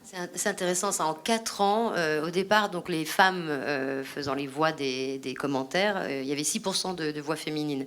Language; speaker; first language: French; native; French